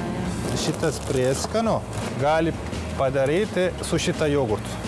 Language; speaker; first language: Lithuanian; non-native, learner; Turkish